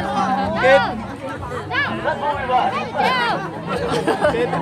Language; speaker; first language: Vietnamese; non-native, local second language; Hmong